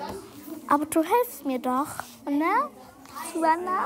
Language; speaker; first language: German; early bilingual, other home language; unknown